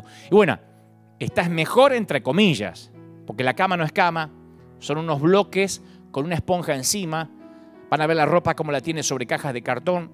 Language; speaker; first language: Spanish; native; Spanish